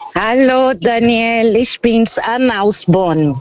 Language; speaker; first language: German; non-native, fluent; Portuguese